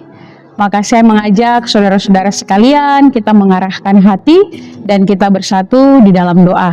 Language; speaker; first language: Indonesian; native; Indonesian